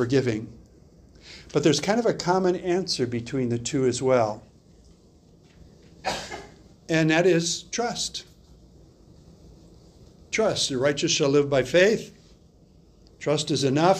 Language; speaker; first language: English; native; English